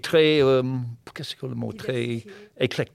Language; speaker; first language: French; non-native, fluent; English